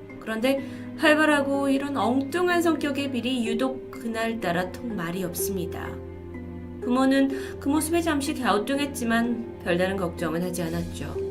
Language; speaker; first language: Korean; native; Korean